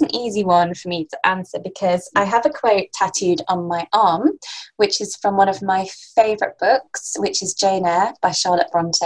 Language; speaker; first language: English; native; English